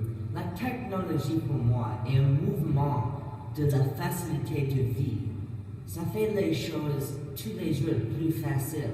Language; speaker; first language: French; non-native, learner; English